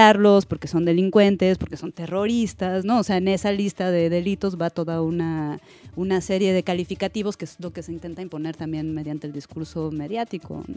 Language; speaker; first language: Spanish; native; Spanish